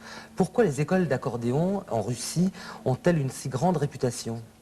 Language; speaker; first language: French; native; French